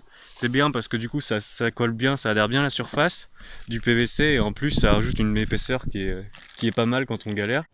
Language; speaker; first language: French; native; French